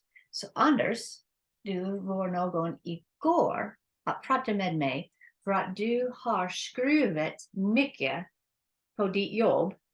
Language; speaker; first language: Swedish; non-native, learner; English